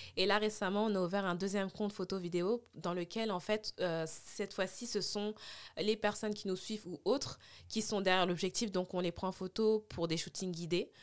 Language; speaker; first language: French; native; French